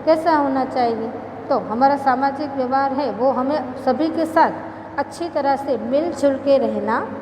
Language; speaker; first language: Hindi; non-native, local second language; Gujarati